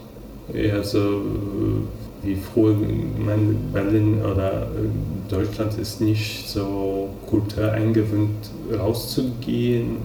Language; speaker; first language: German; non-native, fluent; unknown